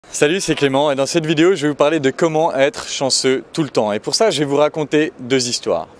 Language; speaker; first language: French; native; French